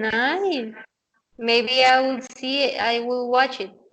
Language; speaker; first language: English; non-native, fluent; Spanish